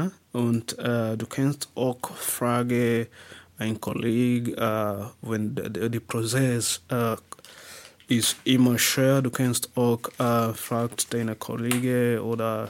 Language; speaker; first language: German; non-native, learner; English